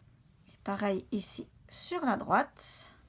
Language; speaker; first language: French; native; French